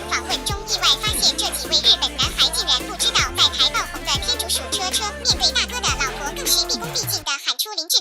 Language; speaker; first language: Chinese; native; Chinese